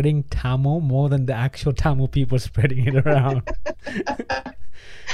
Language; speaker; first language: English; non-native, local second language; Tamil